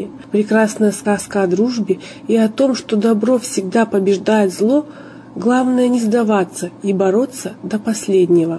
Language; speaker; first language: Russian; native; Russian